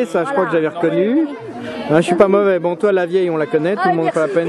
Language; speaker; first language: French; native; French